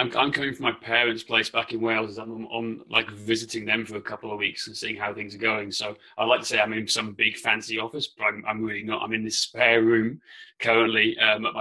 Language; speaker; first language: English; non-native, local second language; Welsh